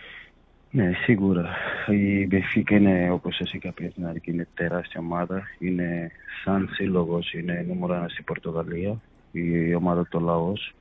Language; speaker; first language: Greek; non-native, fluent; Portuguese